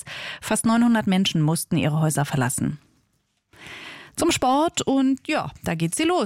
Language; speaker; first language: German; native; German